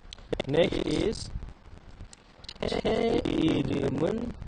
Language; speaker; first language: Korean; non-native, fluent; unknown